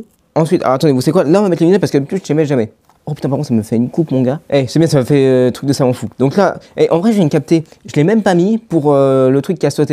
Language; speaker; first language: French; native; French